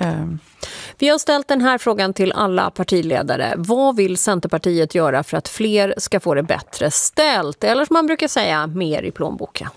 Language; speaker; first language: Swedish; native; Swedish